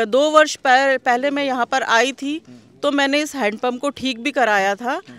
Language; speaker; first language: Hindi; native; Hindi